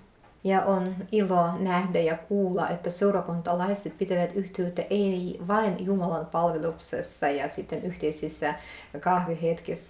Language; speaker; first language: Finnish; non-native, fluent; Russian